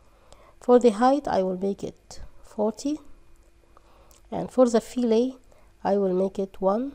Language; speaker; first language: English; non-native, fluent; Arabic